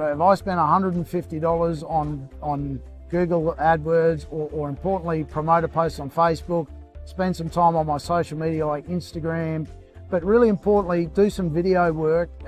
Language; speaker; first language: English; native; English